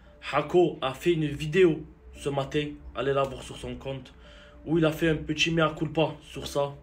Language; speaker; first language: French; native; French